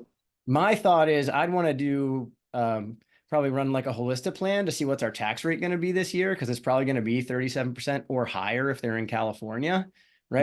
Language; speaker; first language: English; native; English